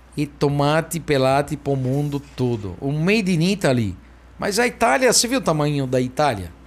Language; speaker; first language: Portuguese; non-native, fluent; Italian